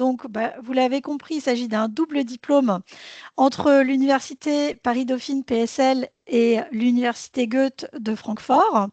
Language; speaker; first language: French; native; French